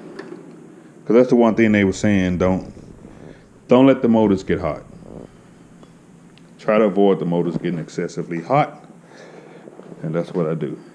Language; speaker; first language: English; native; English